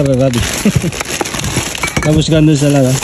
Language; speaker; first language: Spanish; non-native, learner; Filipino